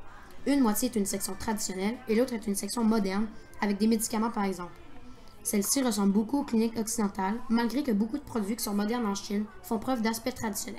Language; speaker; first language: French; native; French